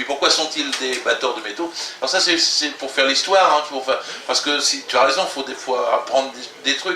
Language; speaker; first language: French; native; French